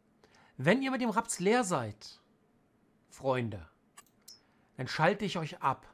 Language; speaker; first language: German; native; German